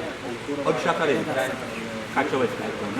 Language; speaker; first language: Dutch; native; Dutch